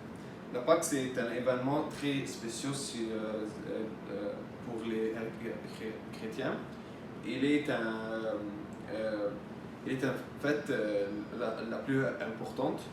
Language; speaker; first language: French; non-native, learner; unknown